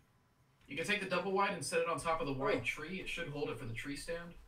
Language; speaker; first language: English; native; English